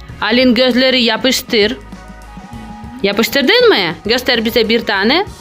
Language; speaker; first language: Turkish; non-native, learner; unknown